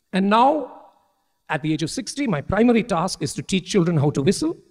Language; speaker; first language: English; non-native, local second language; Malayalam